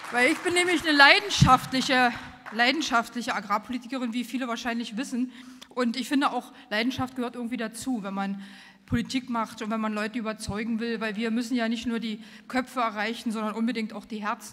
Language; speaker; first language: German; native; German